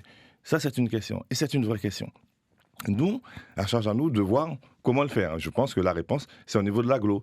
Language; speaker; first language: French; native; French